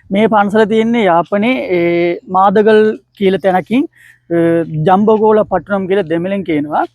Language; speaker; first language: Sinhala; non-native, local second language; Tamil